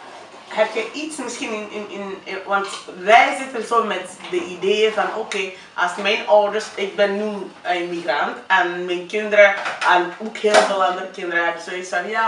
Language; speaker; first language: Dutch; non-native, fluent; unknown